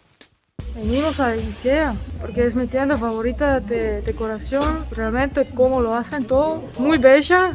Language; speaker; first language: Spanish; non-native, fluent; Estonian